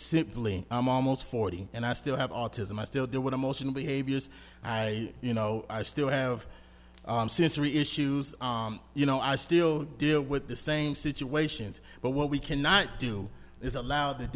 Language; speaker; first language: English; native; English